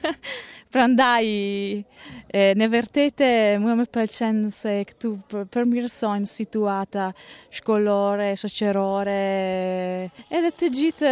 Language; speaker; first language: Albanian; non-native, learner; Italian